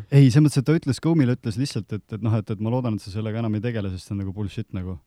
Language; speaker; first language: Estonian; native; Estonian